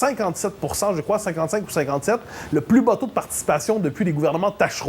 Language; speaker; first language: French; native; French